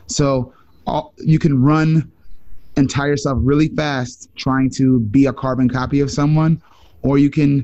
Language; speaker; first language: English; native; English